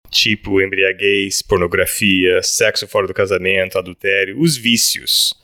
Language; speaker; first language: Portuguese; early bilingual, other home language; English